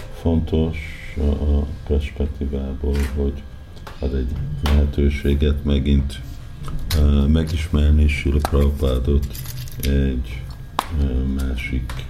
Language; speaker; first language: Hungarian; early bilingual, heritage; Hungarian